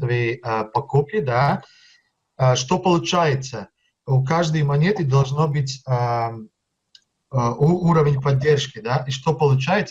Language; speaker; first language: Russian; early bilingual, heritage; Russian